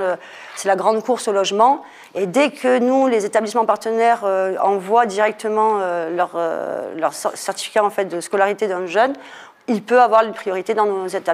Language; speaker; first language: French; native; French